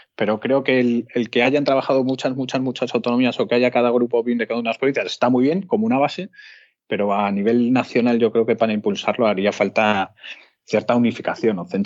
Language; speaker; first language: Spanish; native; Spanish